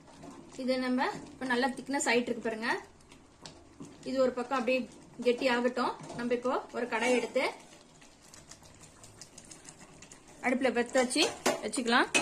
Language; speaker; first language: Tamil; native; Tamil